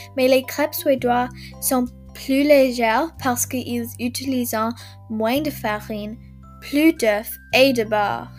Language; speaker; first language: French; non-native, learner; English